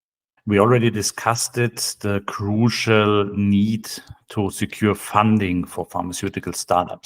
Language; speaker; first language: English; non-native, fluent; German